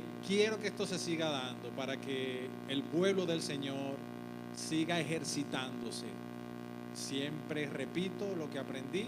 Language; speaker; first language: Spanish; native; Spanish